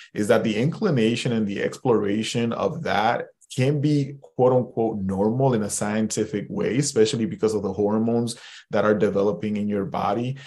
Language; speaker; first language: English; early bilingual, other home language; Spanish